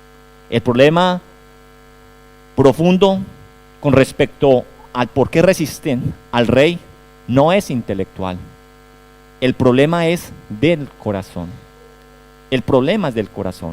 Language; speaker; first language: Spanish; native; Spanish